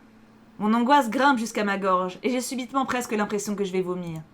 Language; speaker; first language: French; native; French